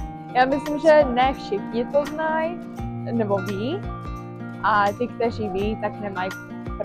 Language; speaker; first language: Czech; early bilingual, heritage; Czech